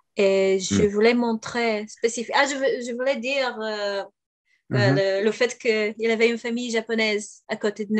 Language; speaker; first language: French; non-native, fluent; Bulgarian